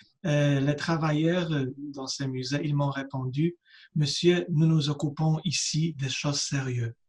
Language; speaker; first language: French; non-native, fluent; Polish